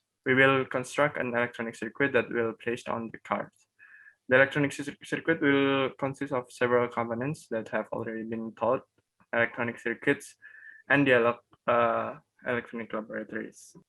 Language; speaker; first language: English; non-native, learner; Indonesian